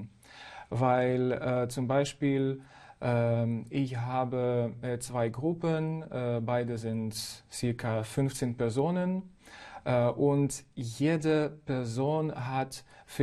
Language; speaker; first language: German; non-native, fluent; Ukrainian